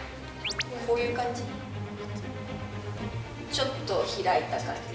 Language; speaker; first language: Japanese; native; Japanese